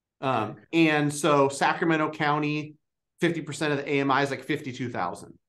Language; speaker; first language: English; native; English